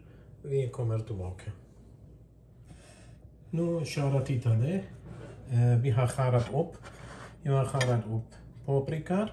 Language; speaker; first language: Swedish; non-native, learner; Arabic